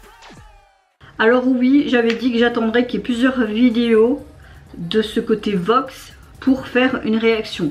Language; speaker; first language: French; native; French